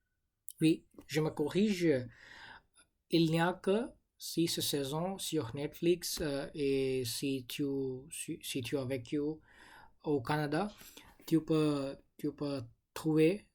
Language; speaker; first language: French; non-native, learner; English